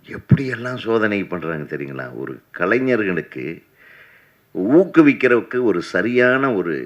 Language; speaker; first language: Tamil; native; Tamil